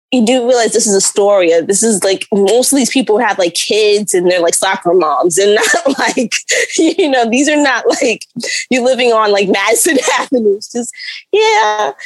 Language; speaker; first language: English; native; English